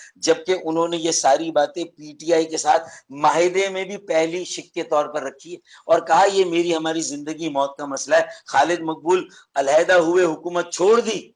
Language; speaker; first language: Urdu; native; Urdu